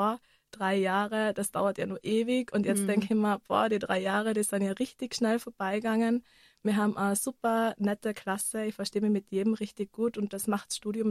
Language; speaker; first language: German; native; German